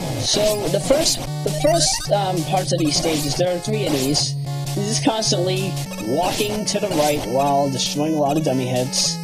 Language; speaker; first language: English; native; English